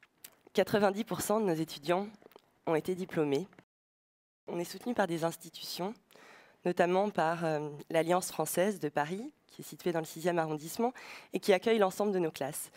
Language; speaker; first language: French; native; French